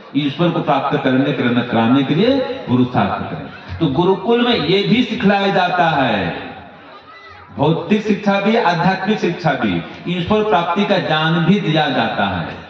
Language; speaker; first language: Hindi; non-native, local second language; Odia